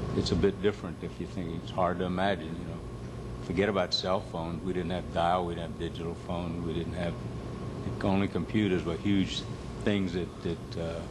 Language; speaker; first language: English; native; English